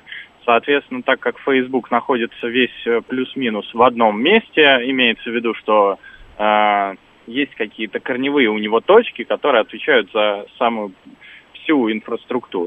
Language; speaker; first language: Russian; native; Russian